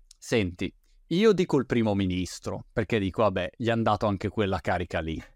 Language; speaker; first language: Italian; native; Italian